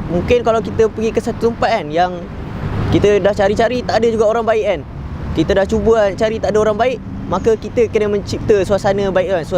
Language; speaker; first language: Malay; native; Malay